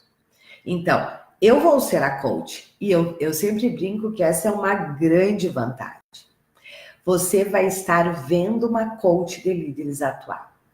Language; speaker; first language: Portuguese; native; Portuguese